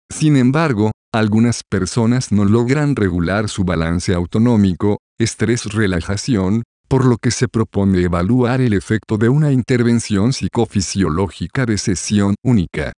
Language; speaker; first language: Spanish; native; Spanish